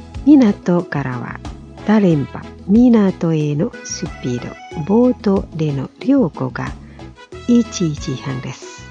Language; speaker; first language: Japanese; non-native, fluent; Indonesian